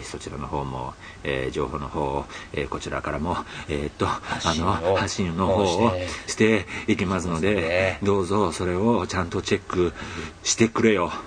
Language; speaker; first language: Japanese; native; Japanese